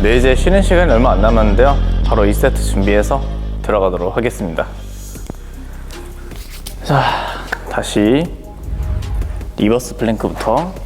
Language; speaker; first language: Korean; native; Korean